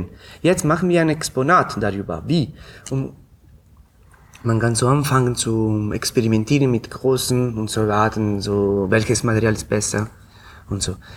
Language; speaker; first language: German; non-native, fluent; Italian